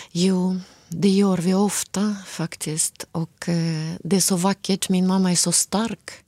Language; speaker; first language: Swedish; non-native, fluent; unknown